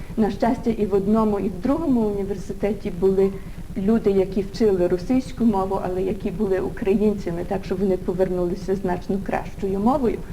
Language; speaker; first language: Ukrainian; early bilingual, heritage; Ukrainian